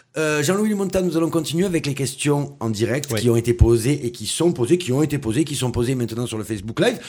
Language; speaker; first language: French; native; French